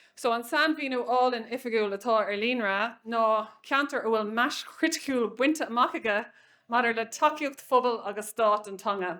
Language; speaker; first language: Irish; non-native, local second language; English